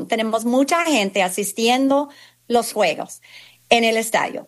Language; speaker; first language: Spanish; non-native, fluent; English